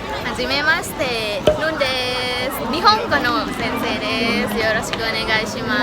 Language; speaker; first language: Japanese; non-native, fluent; Thai